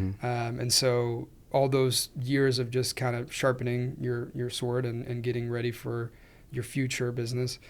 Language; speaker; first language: English; non-native, fluent; Spanish